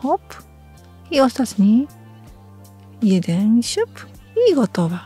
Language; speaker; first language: Polish; non-native, learner; Japanese